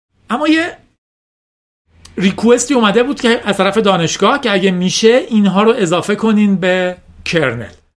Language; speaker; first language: Persian; native; Persian